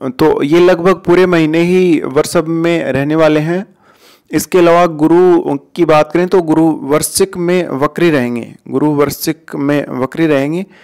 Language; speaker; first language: Hindi; native; Hindi